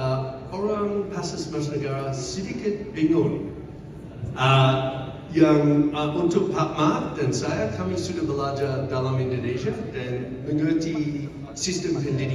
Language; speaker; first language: Indonesian; non-native, learner; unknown